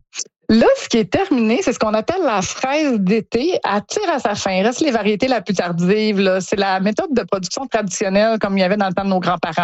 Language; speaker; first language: French; native; French